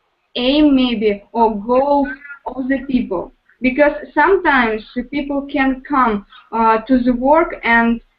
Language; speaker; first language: English; non-native, learner; Russian